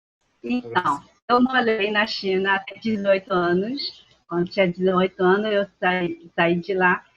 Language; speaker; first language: Portuguese; early bilingual, other home language; Chinese